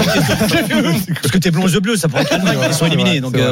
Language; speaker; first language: French; native; French